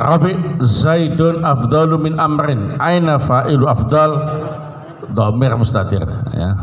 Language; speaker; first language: Arabic; non-native, learner; Indonesian